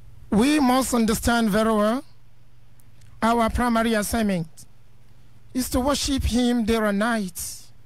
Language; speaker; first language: English; non-native, local second language; Yoruba